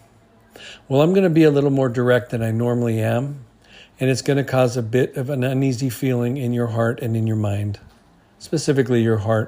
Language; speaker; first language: English; native; English